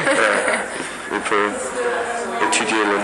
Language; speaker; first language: French; non-native, learner; English